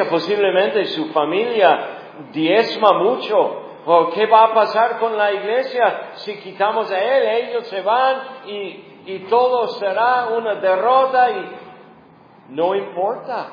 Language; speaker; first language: Spanish; non-native, fluent; English